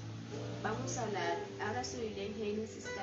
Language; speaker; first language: Spanish; native; Spanish